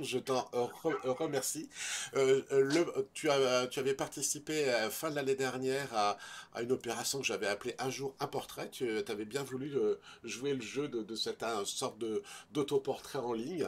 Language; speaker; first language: French; native; French